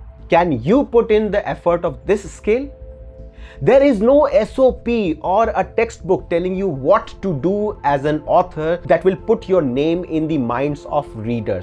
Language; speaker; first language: English; non-native, local second language; Hindi